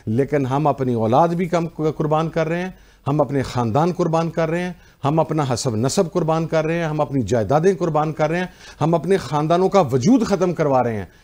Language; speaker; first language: Urdu; non-native, local second language; Punjabi